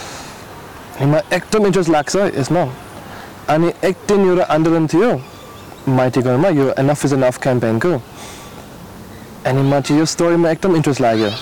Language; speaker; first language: Nepali; non-native, learner; English